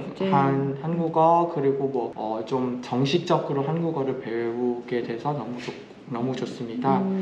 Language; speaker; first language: Korean; non-native, fluent; Vietnamese